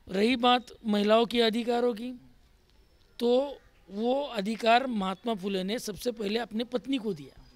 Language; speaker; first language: Hindi; non-native, local second language; Marathi